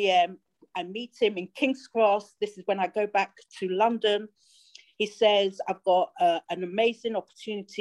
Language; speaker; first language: English; native; English